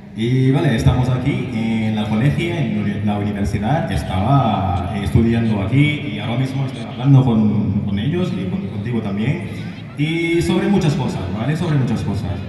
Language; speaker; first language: Spanish; non-native, learner; Indonesian